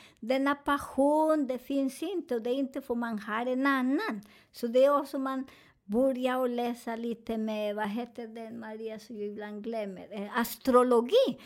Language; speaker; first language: Swedish; non-native, learner; Spanish